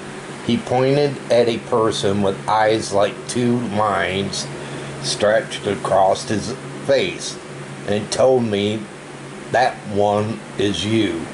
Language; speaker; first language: English; native; English